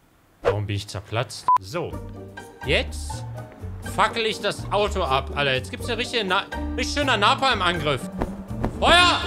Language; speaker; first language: German; native; German